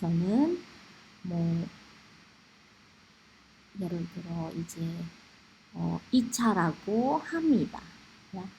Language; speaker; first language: Korean; non-native, fluent; Indonesian